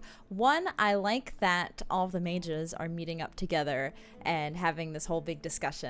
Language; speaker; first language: English; native; English